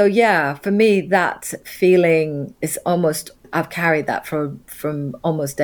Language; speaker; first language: English; native; English